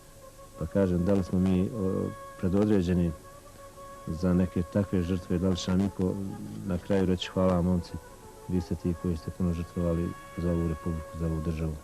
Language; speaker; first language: Bosnian; native; Bosnian